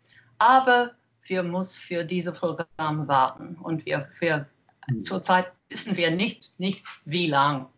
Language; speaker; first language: German; non-native, learner; English